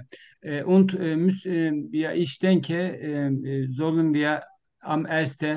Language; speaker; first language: German; non-native, learner; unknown